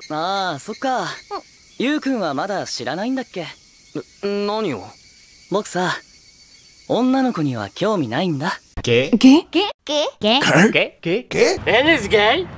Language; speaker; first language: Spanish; native; Spanish